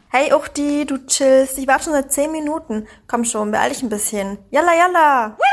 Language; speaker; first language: German; early bilingual, other home language; Persian